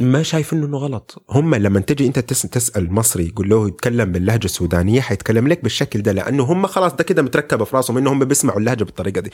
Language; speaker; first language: Arabic; early bilingual, heritage; Arabic